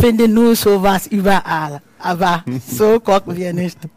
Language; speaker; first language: German; non-native, learner; Akan